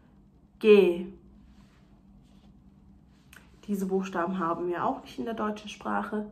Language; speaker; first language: German; non-native, fluent; Turkish